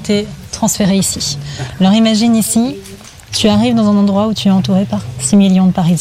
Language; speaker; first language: French; native; French